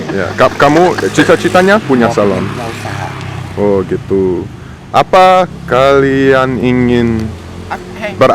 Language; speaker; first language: Indonesian; non-native, fluent; English